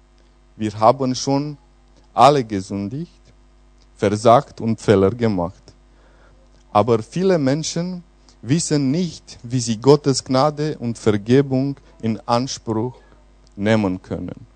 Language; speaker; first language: German; non-native, fluent; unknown